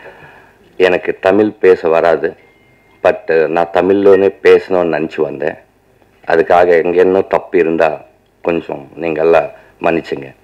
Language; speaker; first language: Tamil; non-native, learner; Telugu